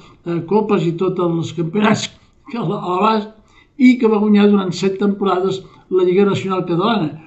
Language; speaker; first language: Catalan; native; Catalan